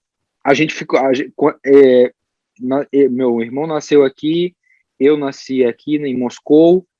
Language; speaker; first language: Portuguese; early bilingual, heritage; Portuguese